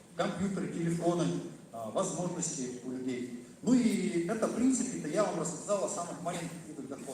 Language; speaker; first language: Russian; native; Russian